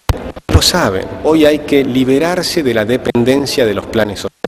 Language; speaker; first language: Spanish; native; Spanish